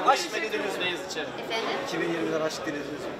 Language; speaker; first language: Turkish; native; Turkish